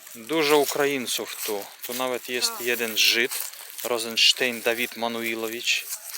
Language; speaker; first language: Polish; non-native, fluent; Ukrainian